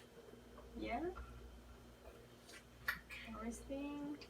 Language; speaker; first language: English; non-native, learner; Chinese